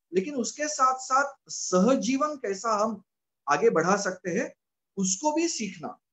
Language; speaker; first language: Hindi; non-native, local second language; Marathi